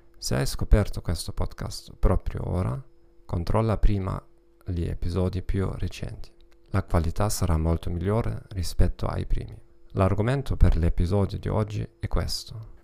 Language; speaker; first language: Italian; non-native, learner; German